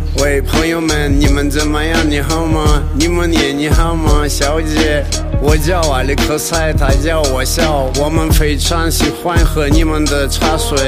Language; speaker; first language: Chinese; non-native, learner; Russian